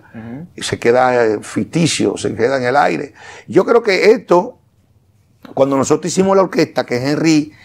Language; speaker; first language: Spanish; native; Spanish